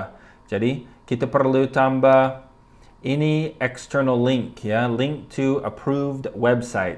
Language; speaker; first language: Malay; non-native, fluent; English